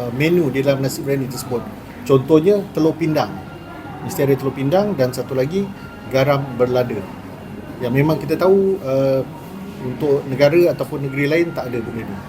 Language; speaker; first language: Malay; native; Malay